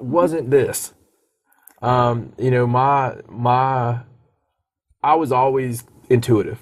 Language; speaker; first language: English; native; English